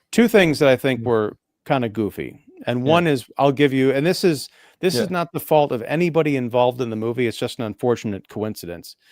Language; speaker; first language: English; native; English